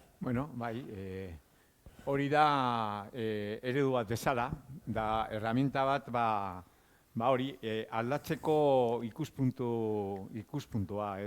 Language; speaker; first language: Basque; non-native, local second language; Spanish